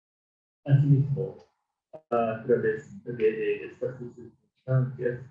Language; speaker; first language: Spanish; non-native, fluent; Japanese